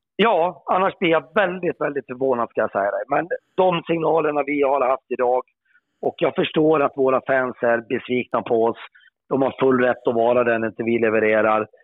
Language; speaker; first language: Swedish; native; Swedish